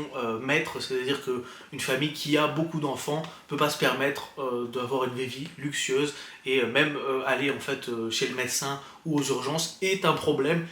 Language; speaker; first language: French; native; French